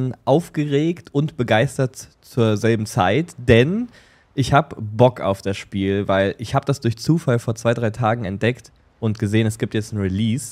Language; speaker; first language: German; native; German